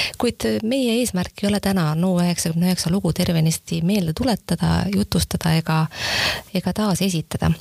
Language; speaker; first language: Estonian; native; Estonian